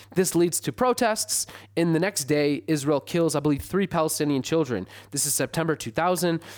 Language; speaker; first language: English; native; English